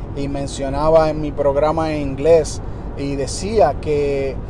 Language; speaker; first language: Spanish; early bilingual, heritage; Spanish